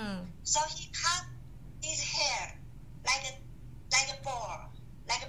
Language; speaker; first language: English; non-native, learner; Chinese